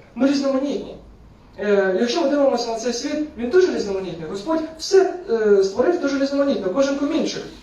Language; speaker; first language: Ukrainian; non-native, local second language; Russian